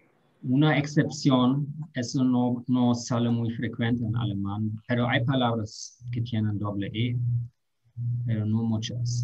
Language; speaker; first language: Spanish; non-native, fluent; German